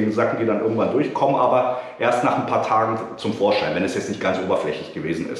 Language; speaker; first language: German; native; German